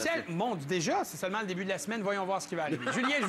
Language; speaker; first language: French; native; French